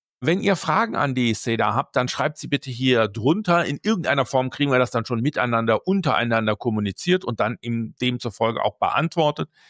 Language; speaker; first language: German; native; German